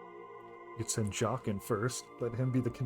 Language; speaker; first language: English; native; English